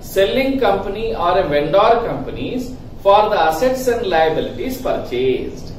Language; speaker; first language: English; non-native, local second language; Kannada